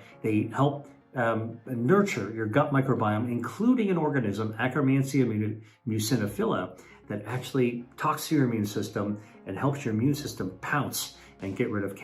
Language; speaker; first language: English; native; English